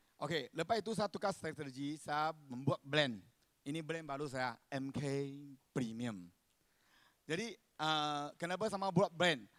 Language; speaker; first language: Malay; non-native, local second language; Chinese